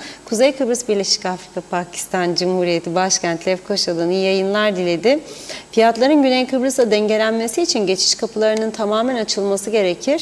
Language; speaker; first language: Turkish; native; Turkish